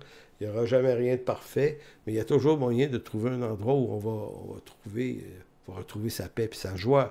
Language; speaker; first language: French; native; French